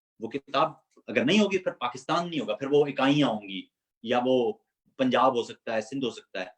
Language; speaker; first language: Urdu; non-native, local second language; Punjabi